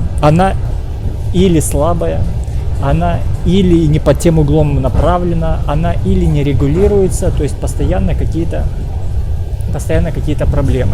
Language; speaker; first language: Russian; native; Russian